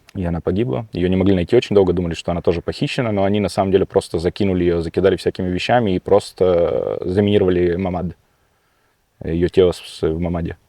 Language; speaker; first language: Russian; early bilingual, heritage; Russian